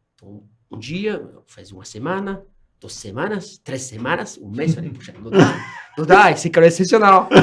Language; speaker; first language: Portuguese; non-native, fluent; French